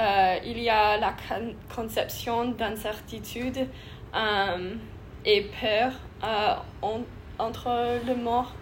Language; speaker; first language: French; non-native, learner; English